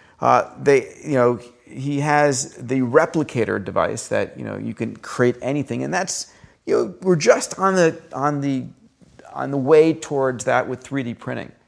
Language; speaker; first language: English; early bilingual, other home language; Greek